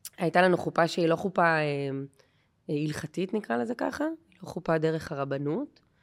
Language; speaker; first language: Hebrew; native; Hebrew